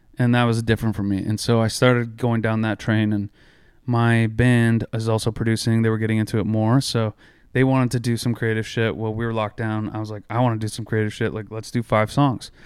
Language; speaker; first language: English; native; English